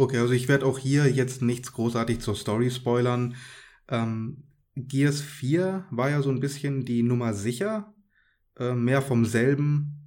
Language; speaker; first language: German; native; German